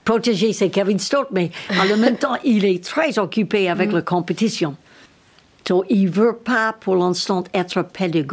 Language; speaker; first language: French; non-native, learner; English